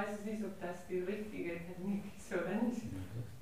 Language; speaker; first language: German; non-native, learner; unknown